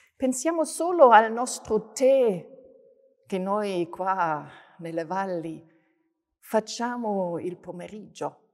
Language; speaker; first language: Italian; non-native, fluent; German